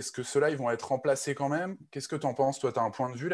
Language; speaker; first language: French; native; French